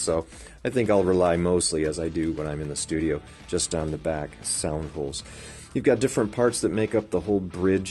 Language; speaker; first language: English; native; English